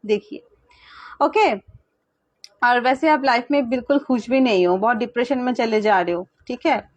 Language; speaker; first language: Hindi; non-native, local second language; Bangla